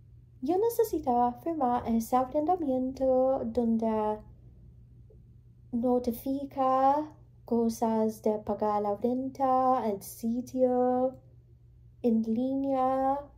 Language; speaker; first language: Spanish; early bilingual, heritage; English